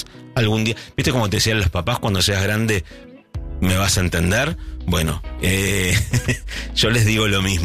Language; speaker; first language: Spanish; native; Spanish